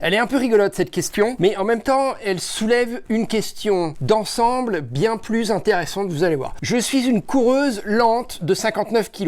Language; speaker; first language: French; native; French